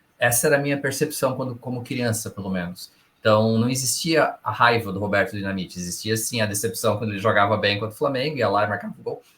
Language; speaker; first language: Portuguese; early bilingual, other home language; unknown